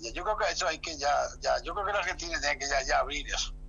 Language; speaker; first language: Spanish; native; Spanish